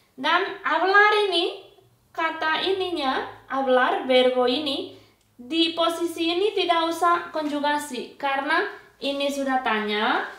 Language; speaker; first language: Indonesian; non-native, fluent; Spanish